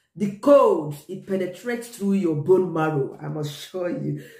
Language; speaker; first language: English; non-native, local second language; Igbo